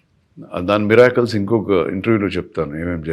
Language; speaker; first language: Telugu; native; Telugu